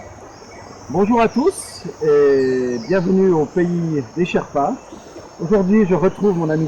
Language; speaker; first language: French; native; French